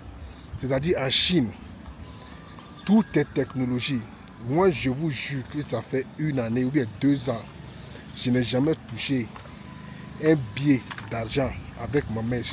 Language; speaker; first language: French; non-native, local second language; Bambara